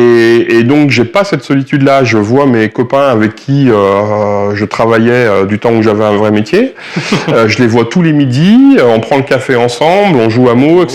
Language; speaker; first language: French; native; French